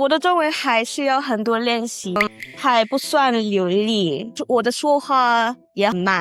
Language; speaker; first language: Chinese; non-native, learner; English